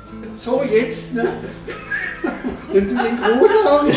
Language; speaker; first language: German; native; German